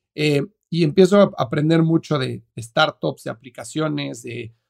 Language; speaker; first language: Spanish; native; Spanish